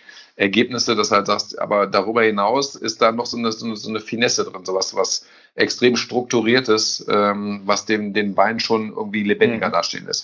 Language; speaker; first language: German; native; German